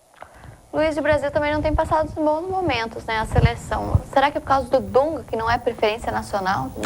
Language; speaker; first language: Portuguese; native; Portuguese